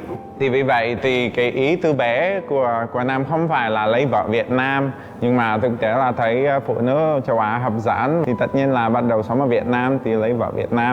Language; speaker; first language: Vietnamese; non-native, fluent; Czech